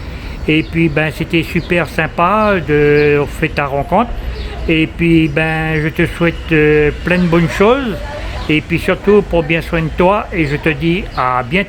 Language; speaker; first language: French; native; French